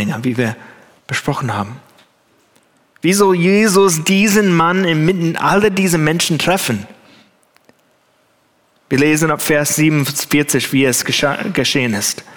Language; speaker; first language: German; non-native, fluent; English